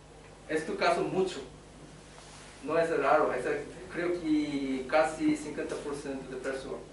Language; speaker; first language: Spanish; non-native, learner; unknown